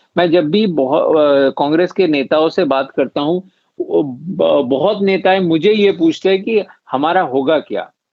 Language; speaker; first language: Hindi; non-native, local second language; Assamese